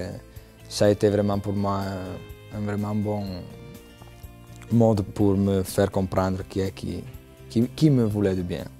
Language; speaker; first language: French; non-native, local second language; Italian